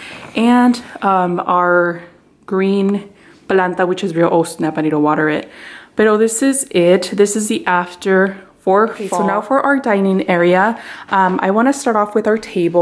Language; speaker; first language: English; early bilingual, other home language; Spanish